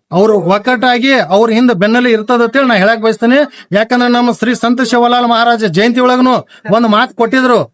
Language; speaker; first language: Kannada; non-native, local second language; Lambadi